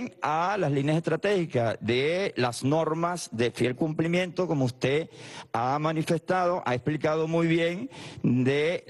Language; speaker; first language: Spanish; native; Spanish